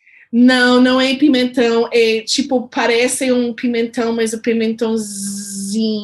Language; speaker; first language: Portuguese; non-native, fluent; English